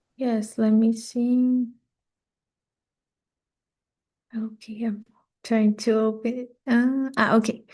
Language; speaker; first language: English; non-native, learner; Portuguese